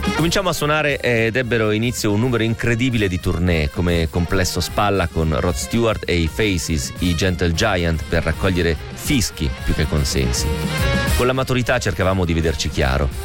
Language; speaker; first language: Italian; non-native, fluent; Greek